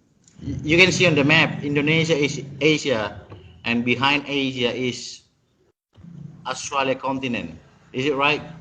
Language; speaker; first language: English; non-native, learner; Indonesian